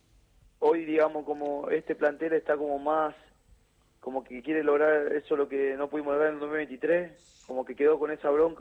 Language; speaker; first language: Spanish; native; Spanish